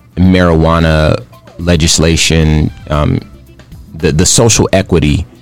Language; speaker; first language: English; native; English